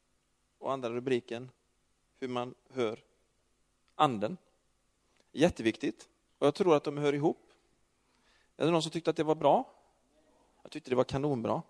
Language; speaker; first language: Swedish; native; Swedish